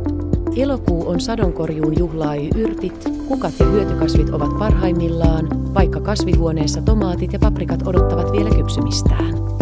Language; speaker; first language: Finnish; native; Finnish